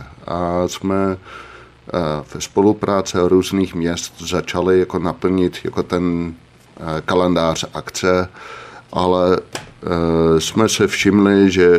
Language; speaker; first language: Czech; non-native, fluent; Dutch